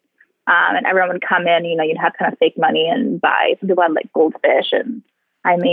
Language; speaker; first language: English; native; English